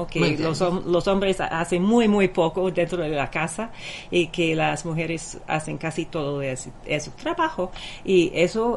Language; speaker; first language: Spanish; non-native, fluent; English